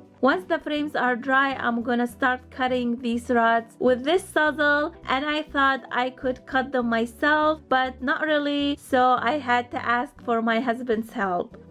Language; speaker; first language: English; non-native, fluent; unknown